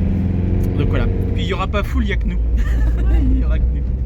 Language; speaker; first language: French; native; French